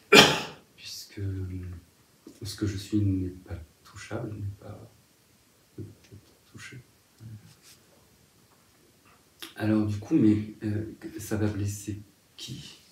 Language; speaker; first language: French; native; French